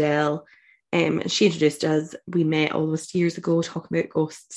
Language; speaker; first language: English; native; English